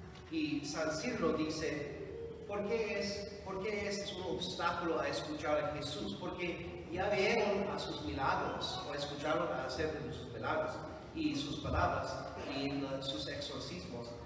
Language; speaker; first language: Spanish; non-native, fluent; English